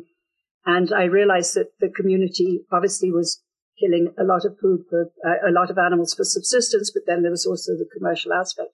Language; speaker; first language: English; native; English